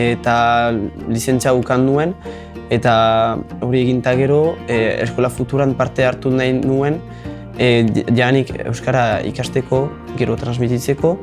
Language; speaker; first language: Basque; non-native, local second language; French